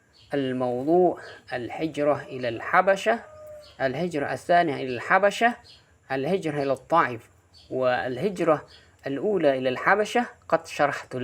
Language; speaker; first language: Arabic; non-native, fluent; Indonesian